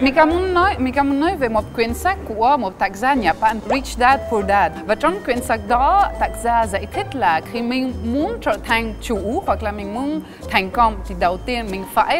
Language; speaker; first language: Vietnamese; non-native, fluent; French